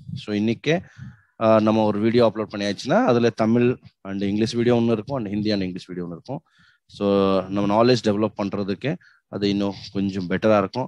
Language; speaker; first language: Tamil; non-native, local second language; Hindi